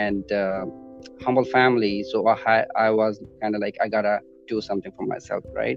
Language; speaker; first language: English; non-native, local second language; Punjabi